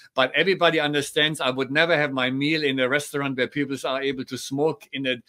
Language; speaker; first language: English; non-native, fluent; German